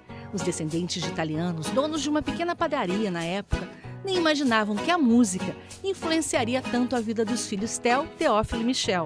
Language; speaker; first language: Portuguese; native; Portuguese